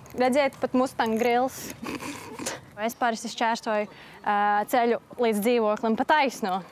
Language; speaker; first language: Latvian; native; Latvian